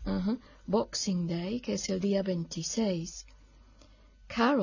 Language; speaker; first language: Spanish; non-native, fluent; English